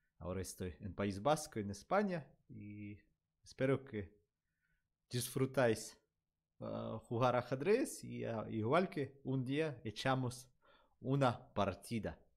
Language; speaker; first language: Spanish; non-native, learner; Russian